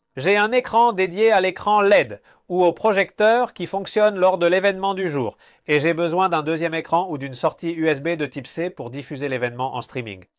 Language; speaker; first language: French; non-native, fluent; Spanish